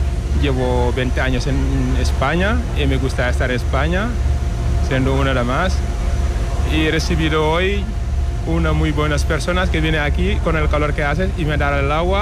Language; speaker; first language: Spanish; non-native, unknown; Wolof